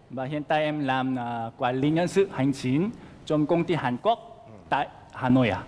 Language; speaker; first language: Vietnamese; non-native, fluent; Korean